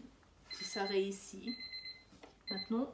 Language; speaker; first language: French; non-native, learner; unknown